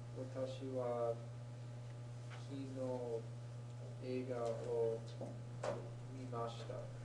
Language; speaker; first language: Japanese; non-native, learner; English